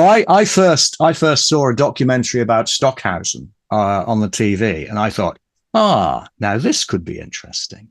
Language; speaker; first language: English; native; English